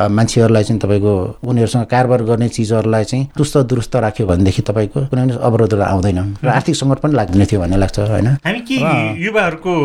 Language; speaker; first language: Nepali; non-native, local second language; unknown